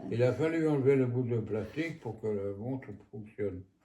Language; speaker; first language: French; native; French